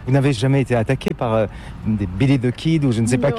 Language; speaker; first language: French; native; French